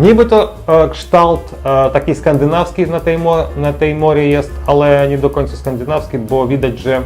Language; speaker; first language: Polish; non-native, learner; Ukrainian